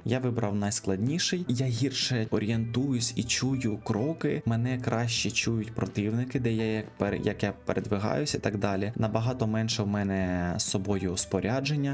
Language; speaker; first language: Ukrainian; native; Ukrainian